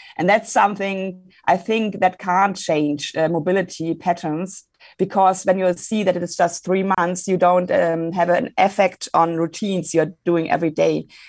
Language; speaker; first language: English; non-native, fluent; German